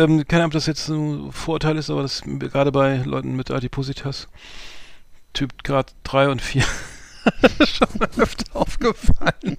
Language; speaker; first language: German; native; German